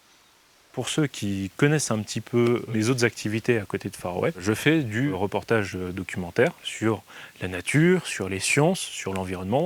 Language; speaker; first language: French; native; French